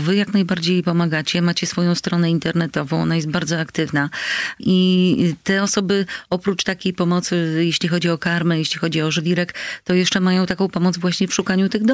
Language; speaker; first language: Polish; native; Polish